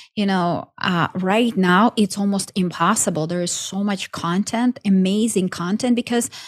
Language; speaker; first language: English; non-native, fluent; Ukrainian